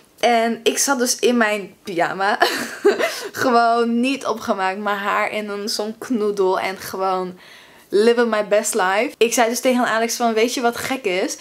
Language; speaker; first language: Dutch; early bilingual, other home language; Russian